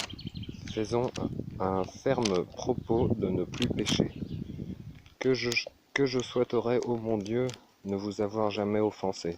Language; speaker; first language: French; native; French